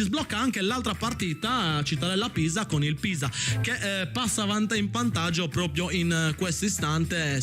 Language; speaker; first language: Italian; native; Italian